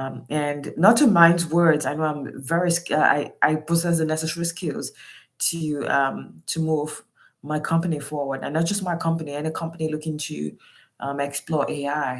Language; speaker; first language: English; non-native, local second language; Yoruba